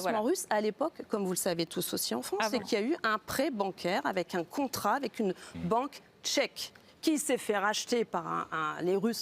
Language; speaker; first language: French; native; French